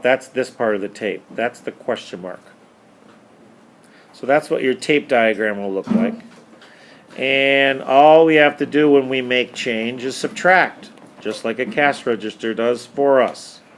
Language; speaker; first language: English; native; English